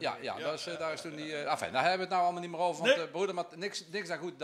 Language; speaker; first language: Dutch; native; Dutch